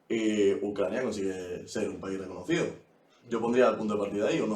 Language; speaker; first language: Spanish; native; Spanish